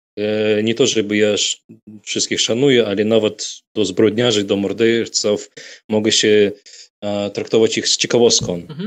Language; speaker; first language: Polish; non-native, fluent; Russian